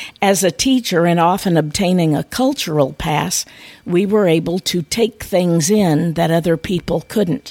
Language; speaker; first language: English; native; English